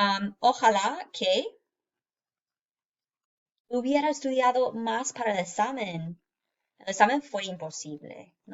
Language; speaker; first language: Spanish; non-native, fluent; English